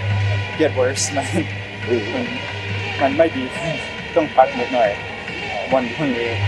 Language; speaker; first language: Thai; early bilingual, heritage; Thai